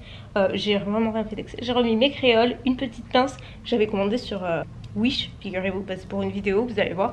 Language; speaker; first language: French; native; French